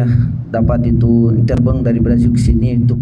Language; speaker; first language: Indonesian; non-native, fluent; Portuguese